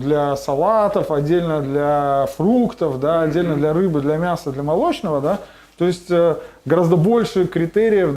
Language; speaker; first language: Russian; native; Russian